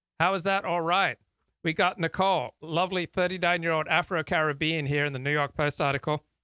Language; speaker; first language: English; native; English